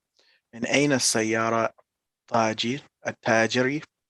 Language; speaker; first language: Arabic; non-native, learner; English